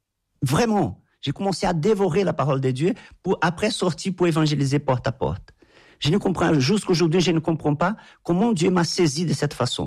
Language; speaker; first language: French; non-native, fluent; Portuguese